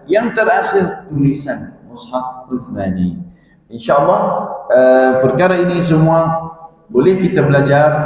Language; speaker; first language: Malay; non-native, fluent; Arabic